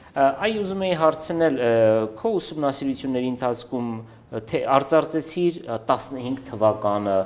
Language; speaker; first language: Armenian; native; Armenian